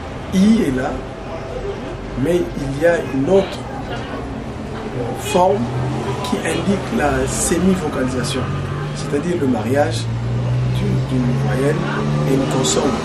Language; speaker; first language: French; non-native, local second language; Kongo